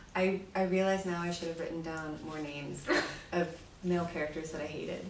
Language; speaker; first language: English; native; English